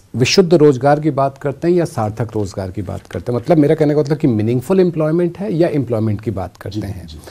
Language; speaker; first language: Hindi; native; Hindi